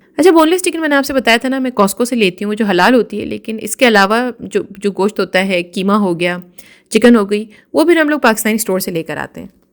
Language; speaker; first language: Urdu; native; Urdu